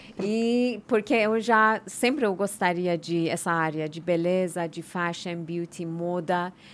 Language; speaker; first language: Portuguese; non-native, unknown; Persian